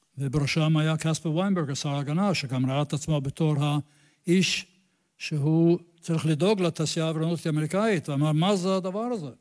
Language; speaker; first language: Hebrew; non-native, fluent; English